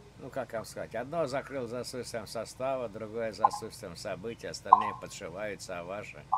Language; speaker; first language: Russian; native; Russian